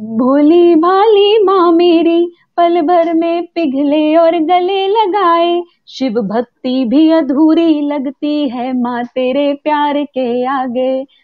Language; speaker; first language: Hindi; native; Hindi